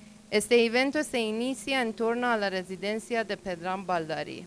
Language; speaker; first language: Spanish; non-native, learner; Persian